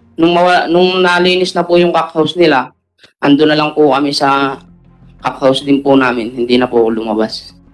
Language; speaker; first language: Filipino; native; Filipino